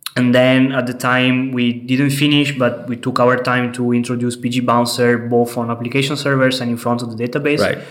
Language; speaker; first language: English; non-native, fluent; Italian